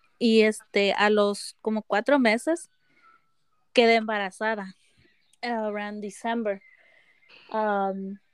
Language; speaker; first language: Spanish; early bilingual, heritage; Spanish